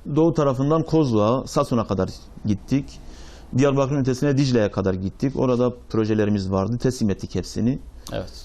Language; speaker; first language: Turkish; native; Turkish